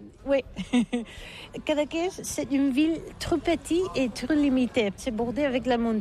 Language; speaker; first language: French; non-native, learner; Catalan